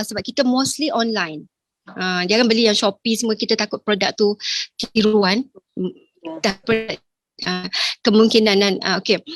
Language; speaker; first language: Malay; native; Malay